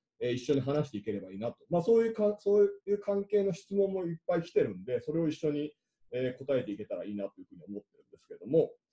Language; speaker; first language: Japanese; native; Japanese